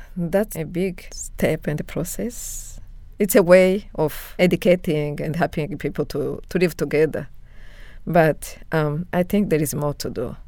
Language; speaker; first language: English; non-native, local second language; Kinyarwanda